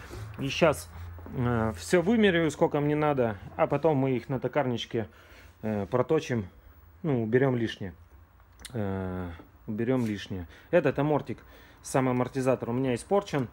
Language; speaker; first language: Russian; native; Russian